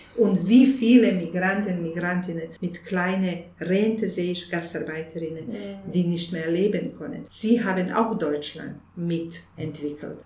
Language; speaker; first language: German; non-native, fluent; Bosnian